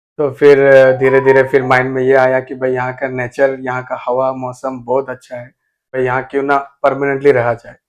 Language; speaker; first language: Hindi; non-native, local second language; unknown